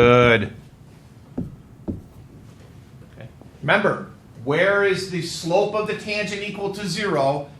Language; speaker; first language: English; native; English